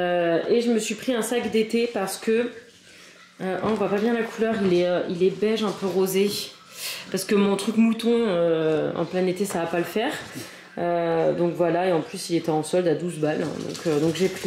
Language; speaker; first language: French; native; French